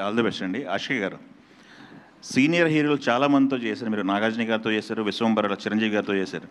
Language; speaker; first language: Telugu; native; Telugu